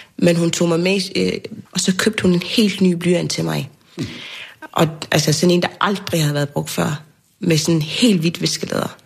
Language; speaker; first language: Danish; early bilingual, other home language; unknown